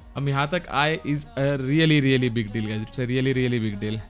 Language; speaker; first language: Hindi; non-native, local second language; Marathi